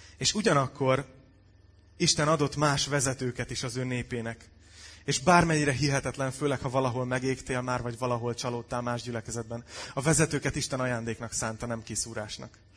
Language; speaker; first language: Hungarian; native; Hungarian